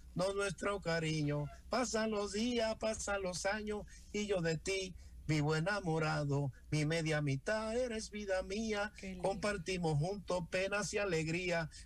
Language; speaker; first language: Spanish; native; Spanish